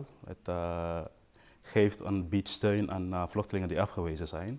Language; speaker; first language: Dutch; non-native, fluent; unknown